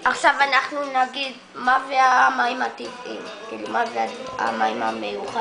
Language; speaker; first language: Hebrew; early bilingual, other home language; Spanish